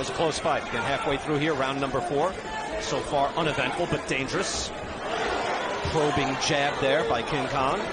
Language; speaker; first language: English; native; English